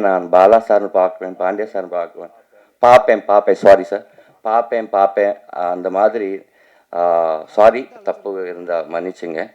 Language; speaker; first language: Tamil; non-native, learner; Telugu